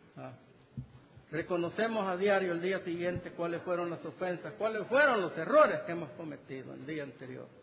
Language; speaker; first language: Spanish; native; Spanish